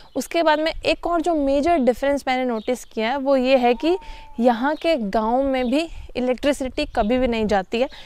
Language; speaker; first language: Hindi; native; Hindi